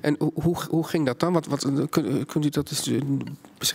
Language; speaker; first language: Dutch; native; Dutch